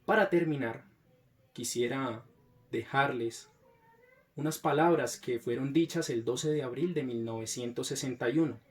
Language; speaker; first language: Spanish; native; Spanish